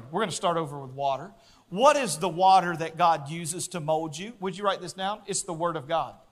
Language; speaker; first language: English; native; English